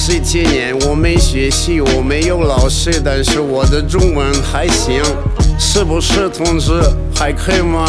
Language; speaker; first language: Chinese; non-native, learner; Russian